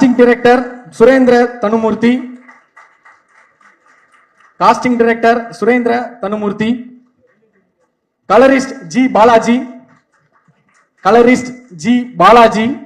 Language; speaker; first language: Tamil; native; Tamil